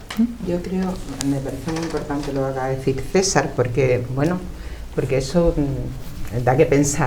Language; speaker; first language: Spanish; native; Spanish